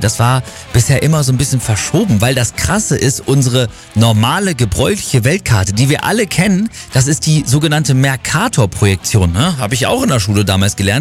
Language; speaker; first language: German; native; German